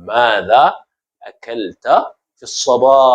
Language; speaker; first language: Arabic; non-native, fluent; Hausa